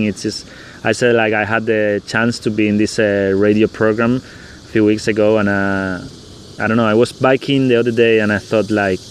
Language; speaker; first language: English; non-native, fluent; Spanish